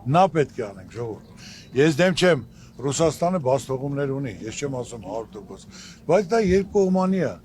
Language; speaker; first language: Armenian; native; Armenian